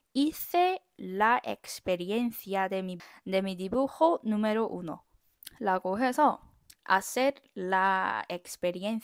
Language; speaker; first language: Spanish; non-native, fluent; Korean